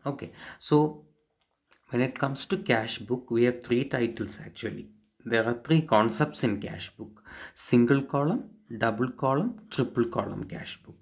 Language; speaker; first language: English; non-native, local second language; Malayalam